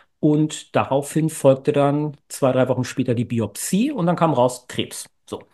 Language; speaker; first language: German; native; German